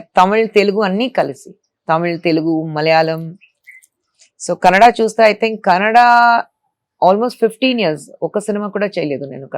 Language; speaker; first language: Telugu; non-native, local second language; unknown